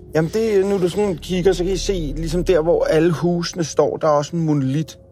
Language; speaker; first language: Danish; native; Danish